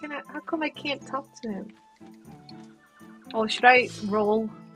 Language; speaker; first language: English; non-native, fluent; Korean